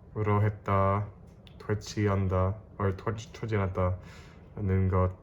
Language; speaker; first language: Korean; non-native, learner; English